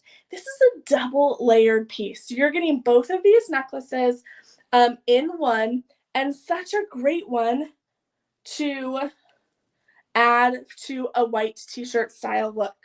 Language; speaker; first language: English; native; English